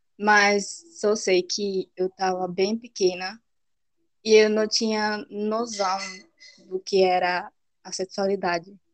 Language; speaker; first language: Portuguese; non-native, fluent; Spanish